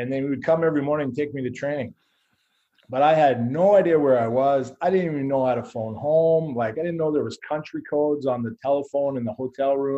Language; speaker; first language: English; native; English